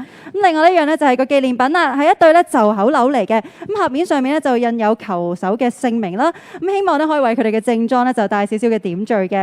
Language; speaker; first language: Cantonese; native; Cantonese